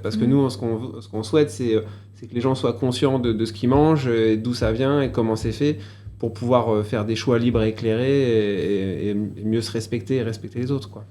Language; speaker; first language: French; native; French